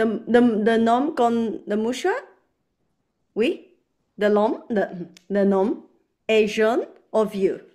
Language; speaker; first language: French; non-native, learner; Chinese